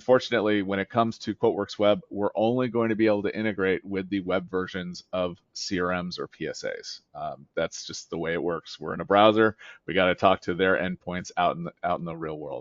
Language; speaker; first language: English; native; English